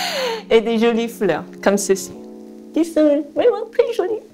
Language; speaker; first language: French; non-native, fluent; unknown